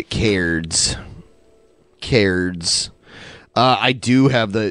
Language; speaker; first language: English; native; English